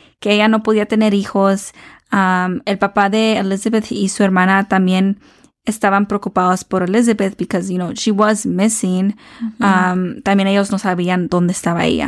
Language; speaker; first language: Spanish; early bilingual, heritage; Spanish